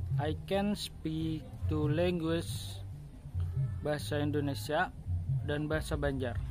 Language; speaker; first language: English; non-native, learner; Indonesian